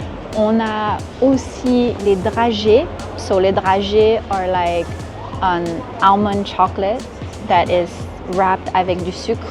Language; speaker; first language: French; non-native, fluent; English